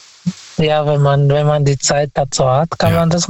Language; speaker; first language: German; non-native, fluent; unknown